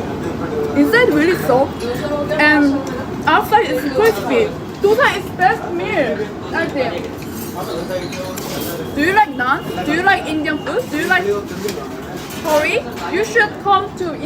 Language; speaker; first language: English; non-native, learner; Korean